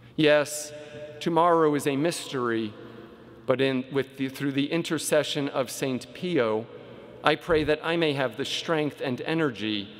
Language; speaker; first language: English; native; English